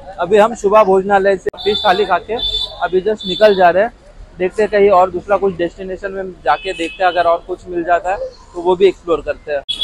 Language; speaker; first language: Hindi; non-native, local second language; Marathi